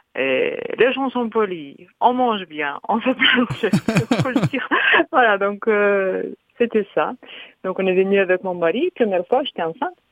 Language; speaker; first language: French; non-native, learner; Lithuanian